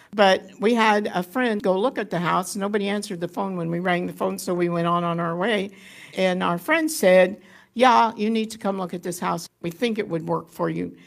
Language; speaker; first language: English; native; English